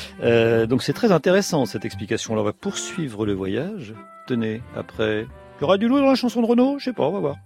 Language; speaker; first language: French; native; French